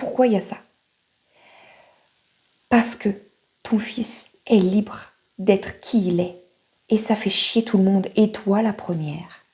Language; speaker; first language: French; native; French